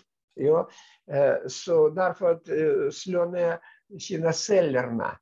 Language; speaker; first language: Swedish; non-native, fluent; Russian